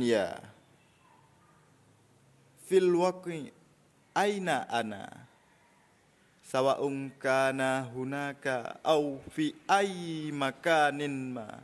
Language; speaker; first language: Arabic; non-native, learner; Achinese